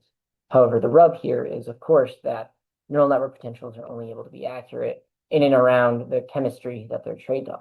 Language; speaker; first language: English; native; English